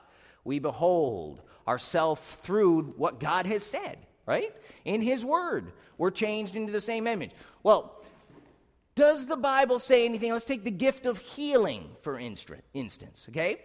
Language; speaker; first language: English; native; English